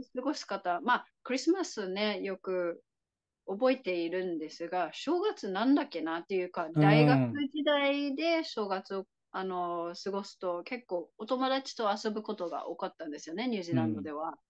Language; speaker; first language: Japanese; non-native, fluent; English